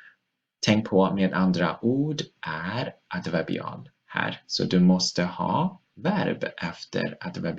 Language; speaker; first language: Swedish; non-native, fluent; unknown